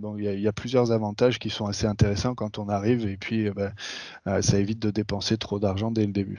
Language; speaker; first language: French; native; French